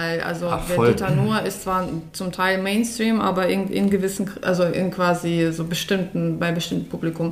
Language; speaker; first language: German; early bilingual, other home language; Russian